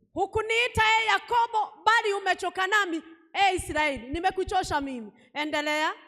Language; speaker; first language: Swahili; non-native, local second language; Kikuyu